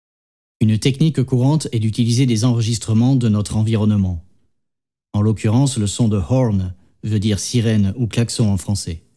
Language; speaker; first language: French; native; French